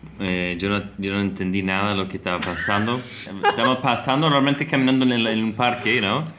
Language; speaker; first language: Spanish; non-native, learner; English